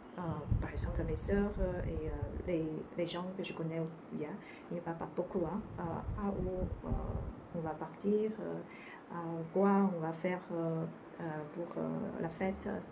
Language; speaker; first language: French; non-native, learner; Chinese